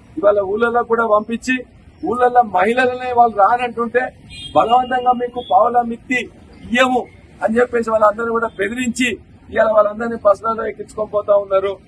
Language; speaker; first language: Telugu; native; Telugu